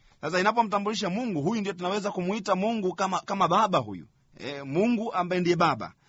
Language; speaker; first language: Swahili; native; Swahili